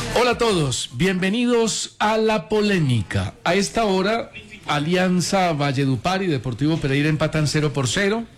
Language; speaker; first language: Spanish; native; Spanish